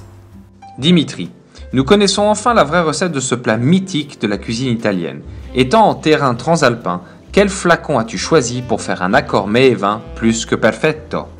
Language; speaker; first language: French; native; French